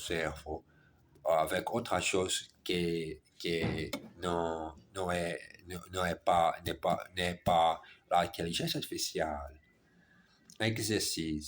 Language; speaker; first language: French; non-native, learner; German